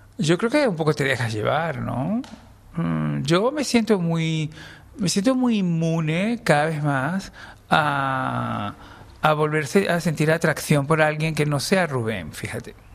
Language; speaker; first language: Spanish; native; Spanish